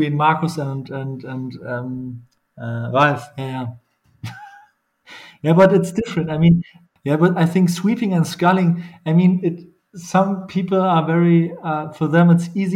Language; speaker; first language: English; non-native, fluent; German